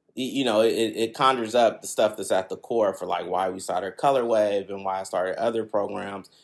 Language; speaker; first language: English; native; English